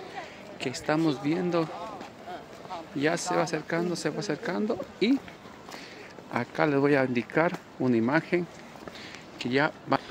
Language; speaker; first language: Spanish; native; Spanish